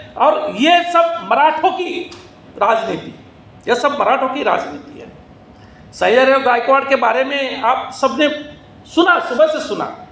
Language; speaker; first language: Hindi; non-native, local second language; Marathi